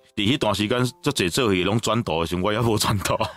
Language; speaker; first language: Min Nan Chinese; native; Min Nan Chinese